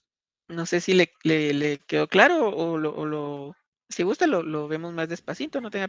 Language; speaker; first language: Spanish; native; Spanish